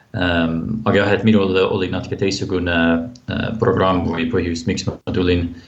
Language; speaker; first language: Estonian; non-native, fluent; English